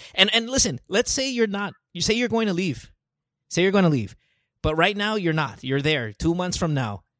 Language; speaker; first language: English; non-native, local second language; Filipino